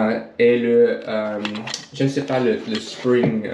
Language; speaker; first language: French; non-native, learner; English